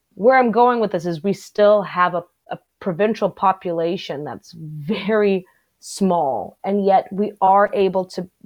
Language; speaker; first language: English; native; English